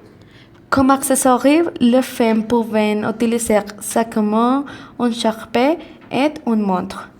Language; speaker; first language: French; non-native, learner; Spanish